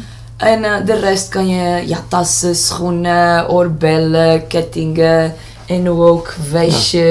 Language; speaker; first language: Dutch; non-native, learner; Portuguese